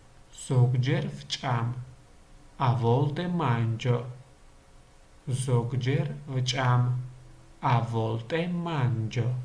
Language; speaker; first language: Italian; non-native, learner; Georgian